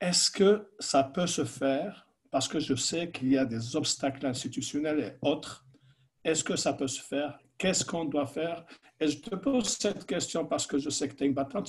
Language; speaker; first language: French; non-native, local second language; Arabic